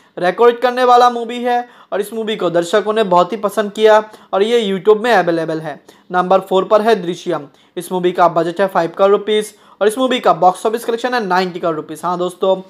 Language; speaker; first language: Hindi; non-native, local second language; Bangla